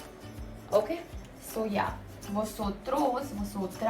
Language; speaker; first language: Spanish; non-native, fluent; Hindi